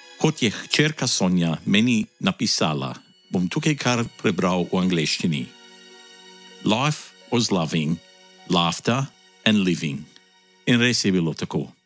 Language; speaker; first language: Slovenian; early bilingual, heritage; Slovenian